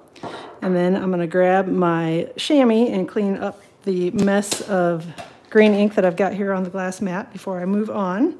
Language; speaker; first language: English; native; English